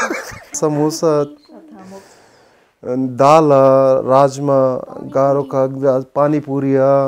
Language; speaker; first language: Armenian; non-native, learner; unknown